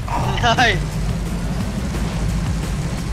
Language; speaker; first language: English; native; English